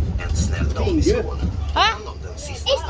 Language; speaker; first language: Swedish; native; Swedish